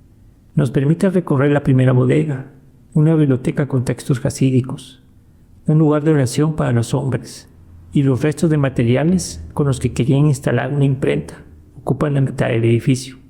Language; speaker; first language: Spanish; native; Spanish